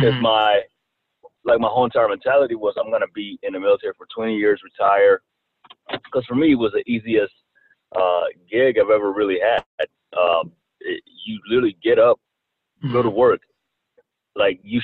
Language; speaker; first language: English; early bilingual, other home language; Kinyarwanda